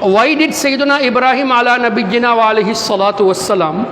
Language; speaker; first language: English; non-native, local second language; Tamil